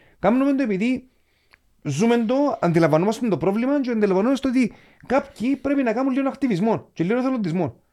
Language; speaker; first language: Greek; native; Greek